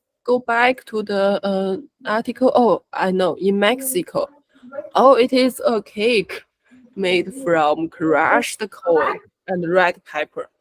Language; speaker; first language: English; non-native, learner; Chinese